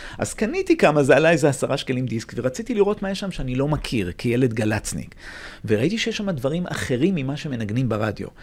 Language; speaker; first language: Hebrew; native; Hebrew